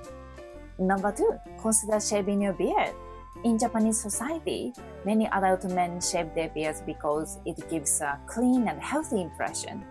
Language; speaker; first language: English; non-native, fluent; Japanese